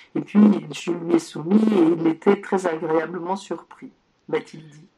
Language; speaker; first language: French; early bilingual, other home language; Polish